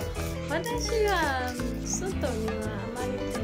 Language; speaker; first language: Japanese; non-native, learner; Burmese